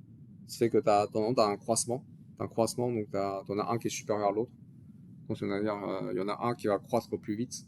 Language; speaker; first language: French; native; French